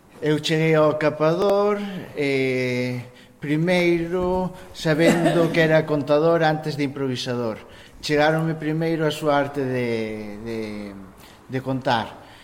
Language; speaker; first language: Galician; native; Galician